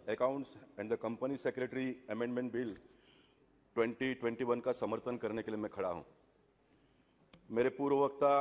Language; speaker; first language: Hindi; non-native, local second language; Tulu